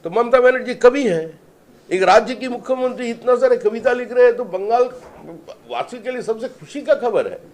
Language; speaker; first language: Hindi; non-native, local second language; Bangla